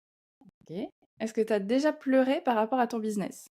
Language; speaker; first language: French; native; French